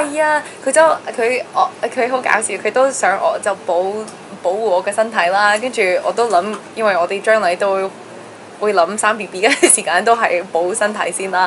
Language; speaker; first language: Cantonese; early bilingual, heritage; Cantonese